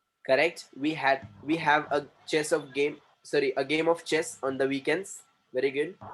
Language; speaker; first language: English; non-native, local second language; Hindi